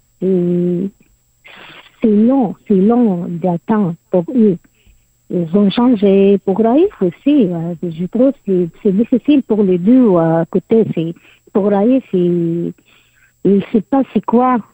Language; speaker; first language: French; non-native, learner; Arabic